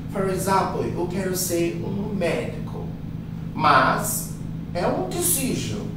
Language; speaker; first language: Portuguese; non-native, fluent; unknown